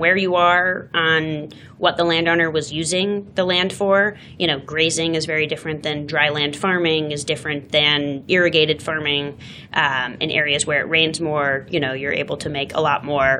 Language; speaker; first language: English; native; English